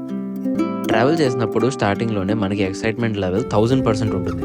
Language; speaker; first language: Telugu; native; Telugu